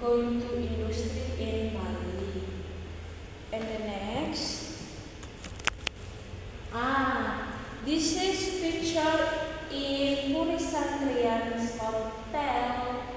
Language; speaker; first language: English; non-native, learner; Indonesian